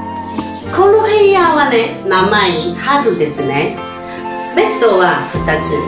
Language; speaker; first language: Japanese; non-native, learner; Chinese